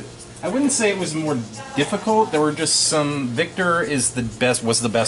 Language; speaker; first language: English; native; English